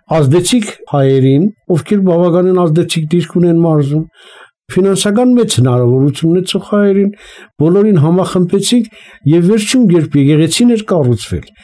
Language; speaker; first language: Armenian; native; Armenian